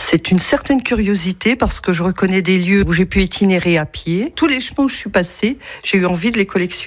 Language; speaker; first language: French; native; French